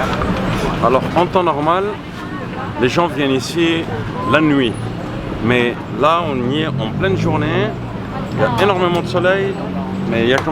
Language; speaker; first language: French; native; French